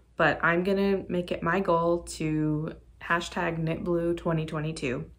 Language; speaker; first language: English; native; English